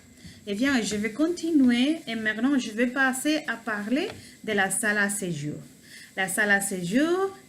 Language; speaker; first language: French; non-native, learner; Spanish